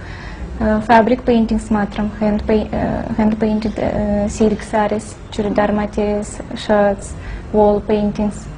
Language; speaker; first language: Malayalam; non-native, fluent; Russian